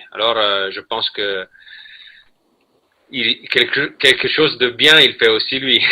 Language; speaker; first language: French; non-native, fluent; Italian